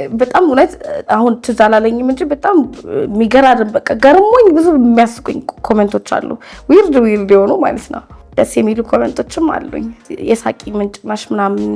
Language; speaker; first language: Amharic; native; Amharic